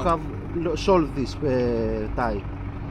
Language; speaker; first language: English; non-native, learner; Greek